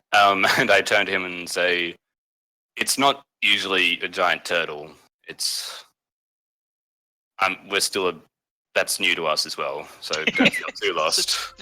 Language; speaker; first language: English; native; English